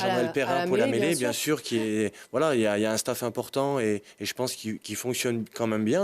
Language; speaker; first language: French; native; French